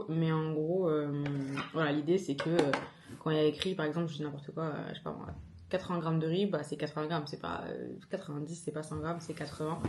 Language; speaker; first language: French; native; French